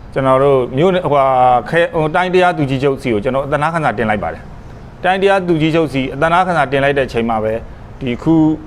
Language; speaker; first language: Burmese; native; Burmese